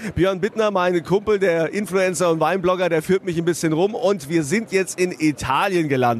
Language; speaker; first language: German; native; German